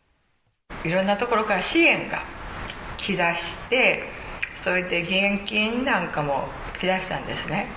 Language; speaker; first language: Japanese; native; Japanese